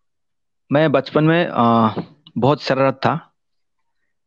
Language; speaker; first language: Hindi; non-native, local second language; Kok Borok